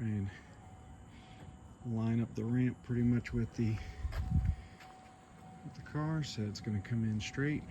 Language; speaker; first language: English; native; English